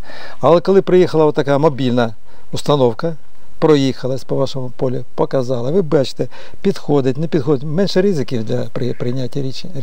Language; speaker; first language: Ukrainian; native; Ukrainian